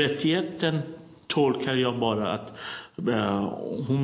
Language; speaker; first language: Swedish; non-native, learner; Persian